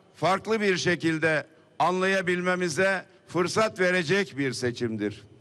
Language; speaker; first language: Turkish; native; Turkish